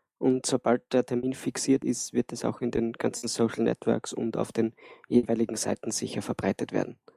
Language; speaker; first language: German; native; German